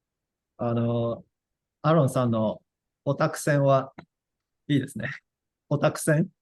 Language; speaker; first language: Japanese; non-native, fluent; English